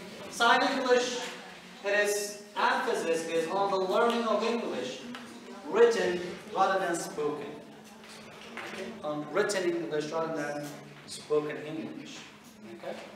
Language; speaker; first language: English; non-native, fluent; Turkish